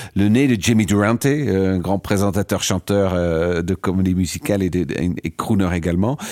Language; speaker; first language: French; non-native, fluent; Dutch